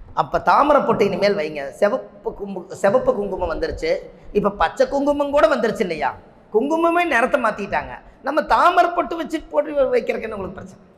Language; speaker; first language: Tamil; native; Tamil